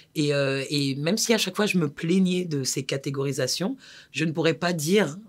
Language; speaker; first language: French; native; French